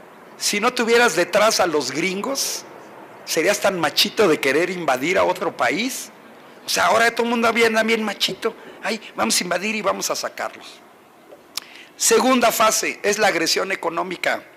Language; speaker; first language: Spanish; native; Spanish